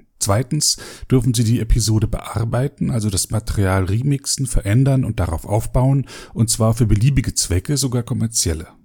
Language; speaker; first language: German; native; German